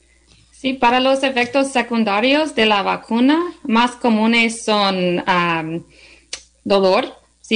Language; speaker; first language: Spanish; non-native, learner; English